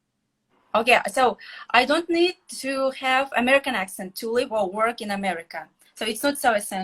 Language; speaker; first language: English; non-native, fluent; Kazakh